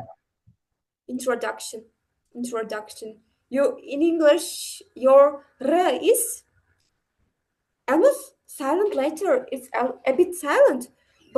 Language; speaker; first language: English; non-native, learner; Uzbek